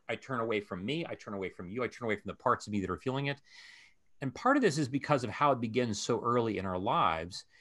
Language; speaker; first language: English; native; English